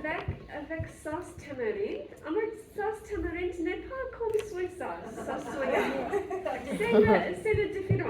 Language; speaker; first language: French; non-native, learner; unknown